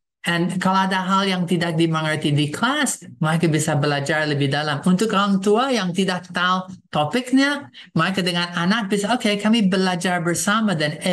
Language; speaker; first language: Indonesian; non-native, fluent; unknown